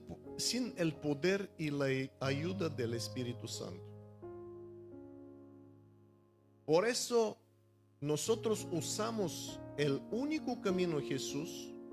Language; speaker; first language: Spanish; non-native, fluent; Bulgarian